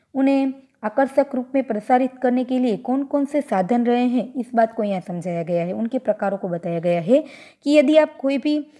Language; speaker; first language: Hindi; non-native, local second language; Gujarati